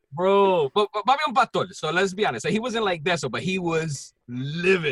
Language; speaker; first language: English; non-native, local second language; Spanish